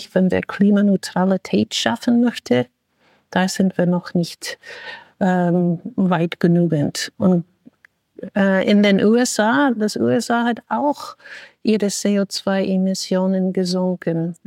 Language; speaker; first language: German; non-native, fluent; English